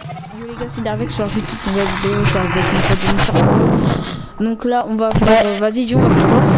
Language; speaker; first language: French; native; French